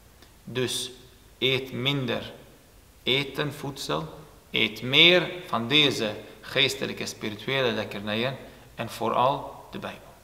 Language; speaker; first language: Dutch; non-native, fluent; Turoyo